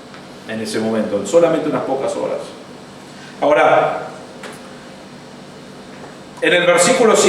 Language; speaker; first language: Spanish; native; Spanish